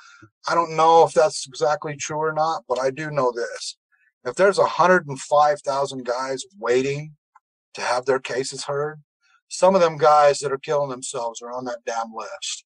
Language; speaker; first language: English; native; English